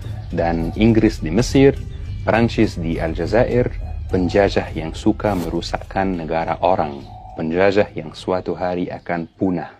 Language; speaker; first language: Indonesian; non-native, fluent; Arabic